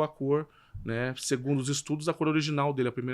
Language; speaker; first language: Portuguese; native; Portuguese